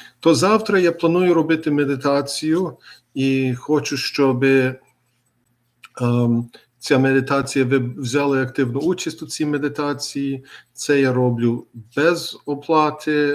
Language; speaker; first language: Ukrainian; early bilingual, heritage; Ukrainian